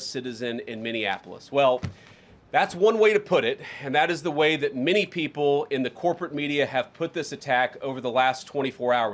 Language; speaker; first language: English; native; English